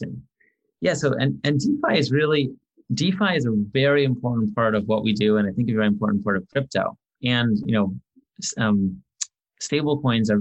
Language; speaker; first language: English; native; English